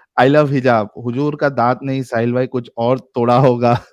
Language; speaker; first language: Hindi; native; Hindi